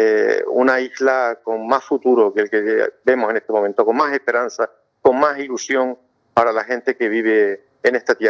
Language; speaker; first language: Spanish; native; Spanish